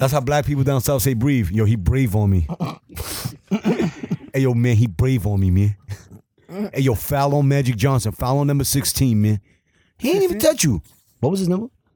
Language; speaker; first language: English; early bilingual, other home language; Spanish